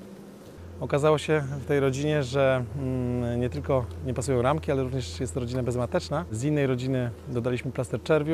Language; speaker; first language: Polish; native; Polish